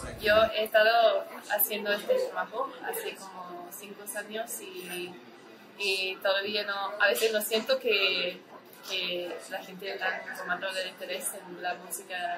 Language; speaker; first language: Spanish; early bilingual, heritage; English